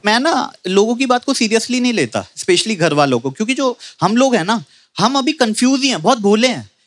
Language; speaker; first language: Hindi; native; Hindi